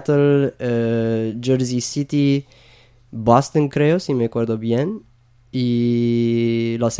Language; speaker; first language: Spanish; non-native, fluent; English